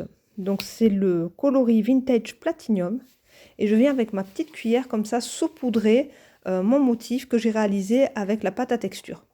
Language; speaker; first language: French; native; French